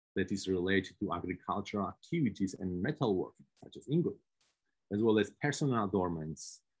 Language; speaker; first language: English; non-native, fluent; Georgian